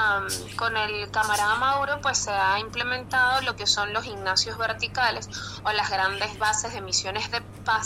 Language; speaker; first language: Spanish; native; Spanish